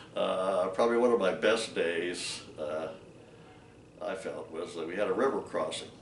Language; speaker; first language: English; native; English